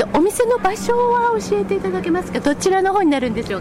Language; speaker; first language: Japanese; native; Japanese